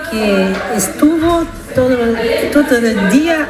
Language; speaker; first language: Spanish; non-native, learner; Italian